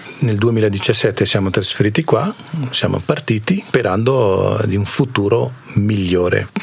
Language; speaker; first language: Italian; non-native, fluent; Hindi